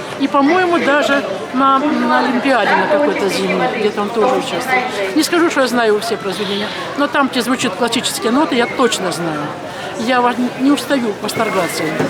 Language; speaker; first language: Russian; native; Russian